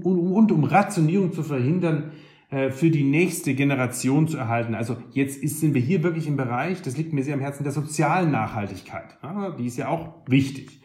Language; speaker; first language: German; native; German